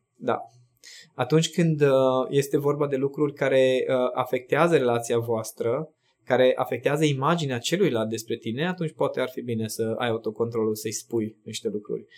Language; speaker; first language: Romanian; non-native, local second language; Hungarian